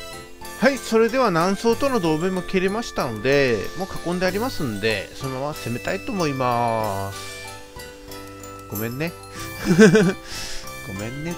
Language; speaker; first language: Japanese; native; Japanese